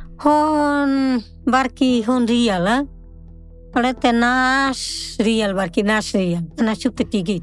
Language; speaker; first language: Arabic; non-native, learner; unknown